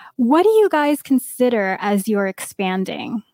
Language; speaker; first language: English; native; English